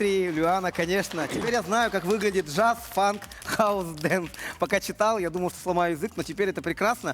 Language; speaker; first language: Russian; native; Russian